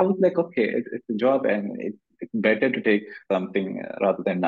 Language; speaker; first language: English; non-native, local second language; Malayalam